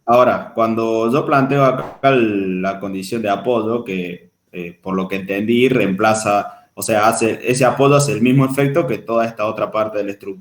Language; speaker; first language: Spanish; native; Spanish